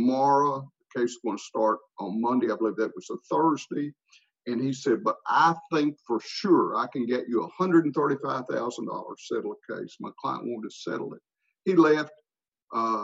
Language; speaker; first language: English; native; English